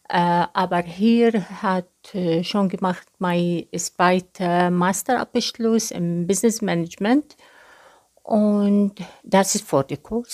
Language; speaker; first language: German; non-native, learner; Arabic